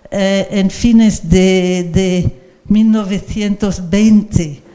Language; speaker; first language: Spanish; non-native, fluent; English